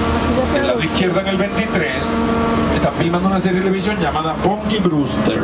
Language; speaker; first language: Spanish; native; Spanish